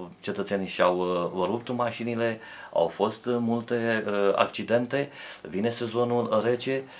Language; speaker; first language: Romanian; native; Romanian